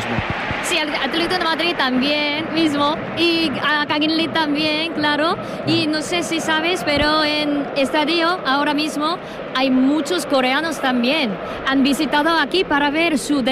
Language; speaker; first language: Spanish; non-native, learner; Korean